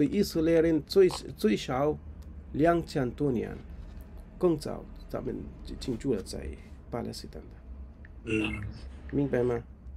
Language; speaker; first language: Chinese; non-native, fluent; Arabic